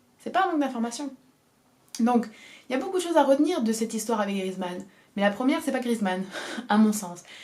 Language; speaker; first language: French; native; French